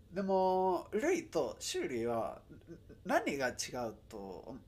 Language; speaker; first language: Japanese; non-native, learner; Spanish